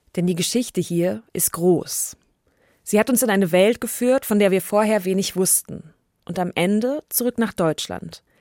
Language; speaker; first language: German; native; German